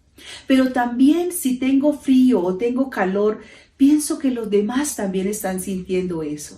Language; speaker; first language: Spanish; native; Spanish